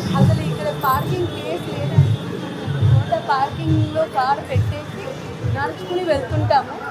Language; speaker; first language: Telugu; non-native, local second language; Tamil